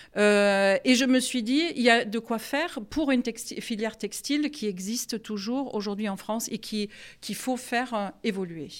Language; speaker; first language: French; non-native, fluent; German